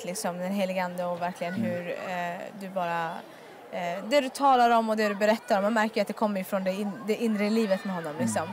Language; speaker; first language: Swedish; native; Swedish